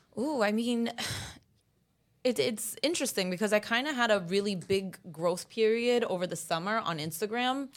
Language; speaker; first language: English; early bilingual, other home language; Italian